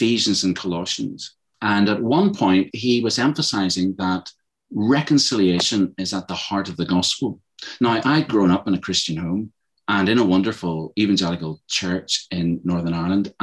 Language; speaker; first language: English; native; English